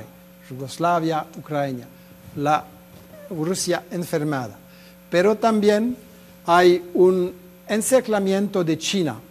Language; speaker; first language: Spanish; non-native, fluent; French